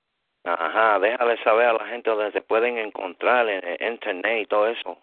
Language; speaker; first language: Spanish; early bilingual, heritage; Spanish